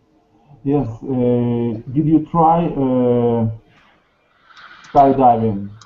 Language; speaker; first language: English; non-native, learner; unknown